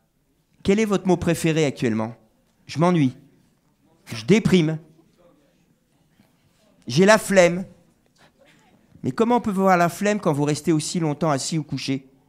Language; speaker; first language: French; native; French